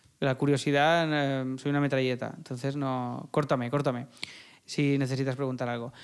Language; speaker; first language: Spanish; native; Spanish